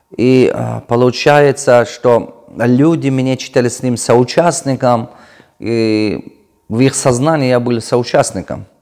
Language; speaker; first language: Russian; non-native, local second language; Tajik